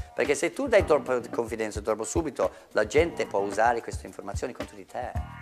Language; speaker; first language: Italian; non-native, fluent; English